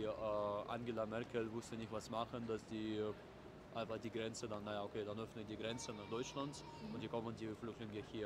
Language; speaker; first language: German; non-native, learner; Russian